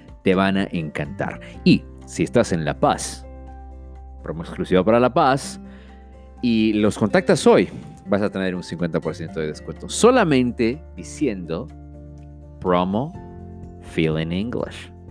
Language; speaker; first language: Spanish; native; Spanish